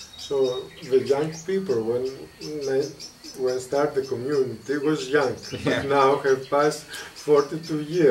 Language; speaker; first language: English; non-native, learner; Greek